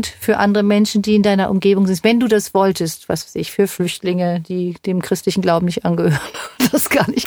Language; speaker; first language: German; native; German